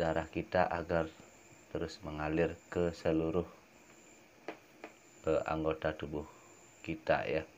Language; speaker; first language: Indonesian; native; Indonesian